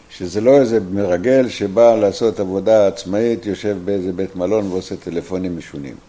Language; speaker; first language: Hebrew; native; Hebrew